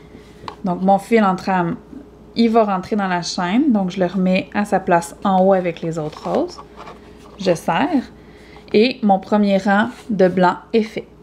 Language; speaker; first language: French; native; French